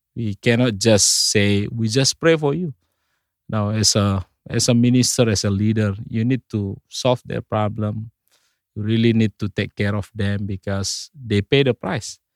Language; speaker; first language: English; non-native, fluent; Indonesian